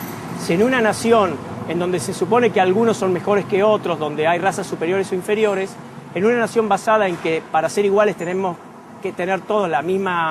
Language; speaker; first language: Spanish; native; Spanish